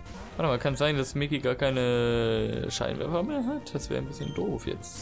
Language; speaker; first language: German; native; German